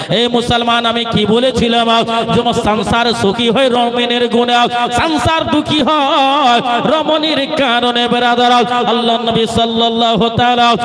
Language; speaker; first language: Bangla; non-native, fluent; Urdu